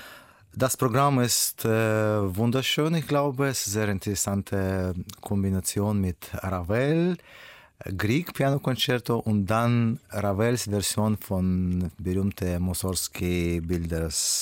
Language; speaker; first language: German; non-native, learner; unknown